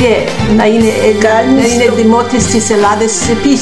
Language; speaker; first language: Greek; non-native, learner; English